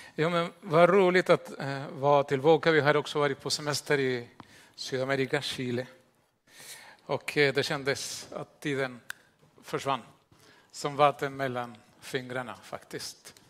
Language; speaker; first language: Swedish; non-native, fluent; Spanish